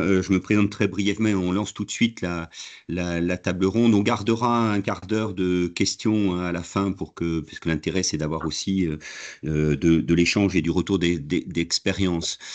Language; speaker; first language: French; native; French